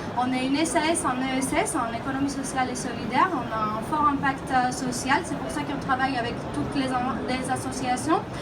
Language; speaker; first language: French; non-native, fluent; Greek